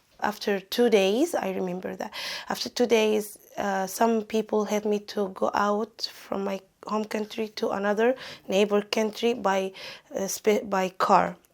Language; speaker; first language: English; non-native, fluent; Arabic